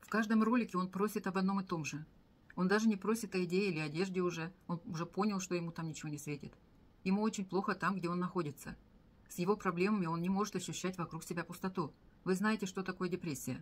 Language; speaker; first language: Russian; native; Russian